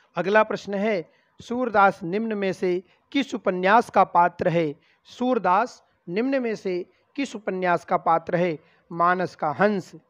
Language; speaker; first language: Hindi; native; Hindi